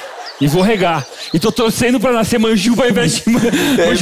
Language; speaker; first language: Portuguese; native; Portuguese